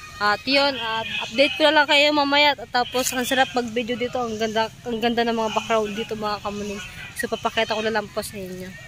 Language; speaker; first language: Filipino; native; Filipino